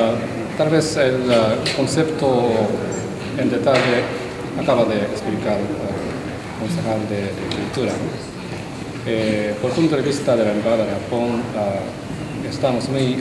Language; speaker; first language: Spanish; non-native, fluent; Japanese